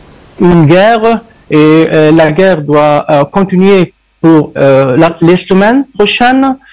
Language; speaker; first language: French; non-native, fluent; Arabic